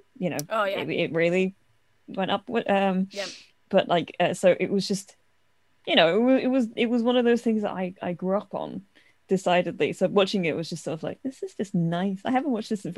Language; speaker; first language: English; native; English